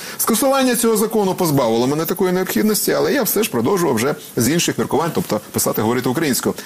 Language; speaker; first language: Ukrainian; native; Ukrainian